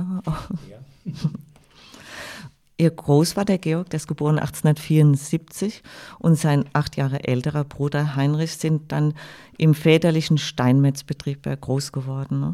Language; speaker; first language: German; native; German